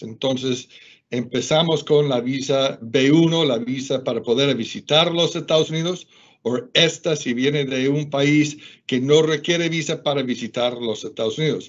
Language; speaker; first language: Spanish; non-native, fluent; English